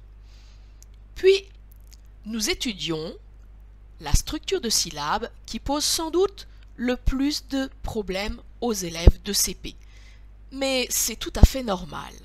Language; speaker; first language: French; native; French